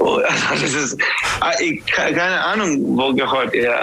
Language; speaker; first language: German; non-native, learner; English